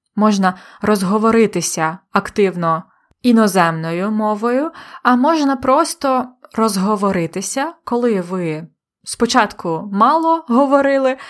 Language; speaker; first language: Ukrainian; native; Ukrainian